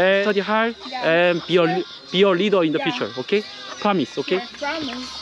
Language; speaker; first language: English; non-native, learner; Korean